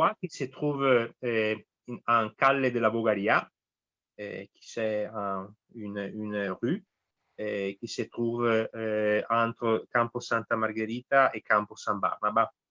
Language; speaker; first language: French; non-native, fluent; Italian